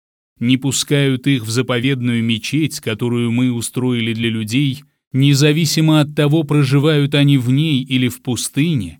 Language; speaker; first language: Russian; native; Russian